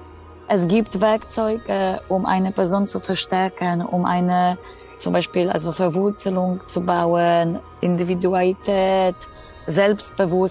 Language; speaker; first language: German; non-native, fluent; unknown